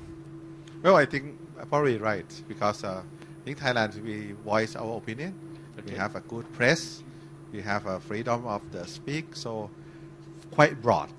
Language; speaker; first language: English; non-native, fluent; Thai